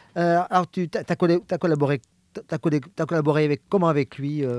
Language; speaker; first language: French; native; French